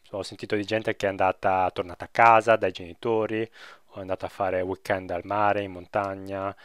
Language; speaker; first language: Italian; native; Italian